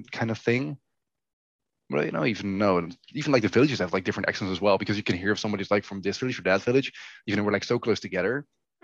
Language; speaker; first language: English; non-native, fluent; Dutch